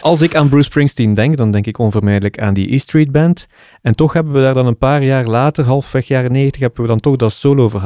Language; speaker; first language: Dutch; native; Dutch